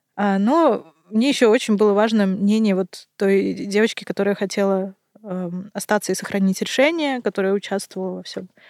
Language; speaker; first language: Russian; native; Russian